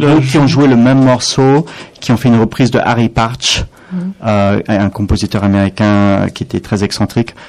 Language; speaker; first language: French; non-native, fluent; English